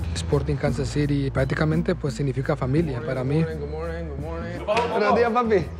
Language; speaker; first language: Spanish; native; Spanish